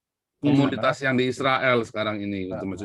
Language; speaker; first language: Indonesian; native; Indonesian